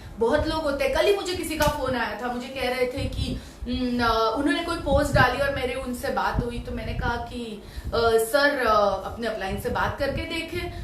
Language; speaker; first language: Hindi; non-native, local second language; Gujarati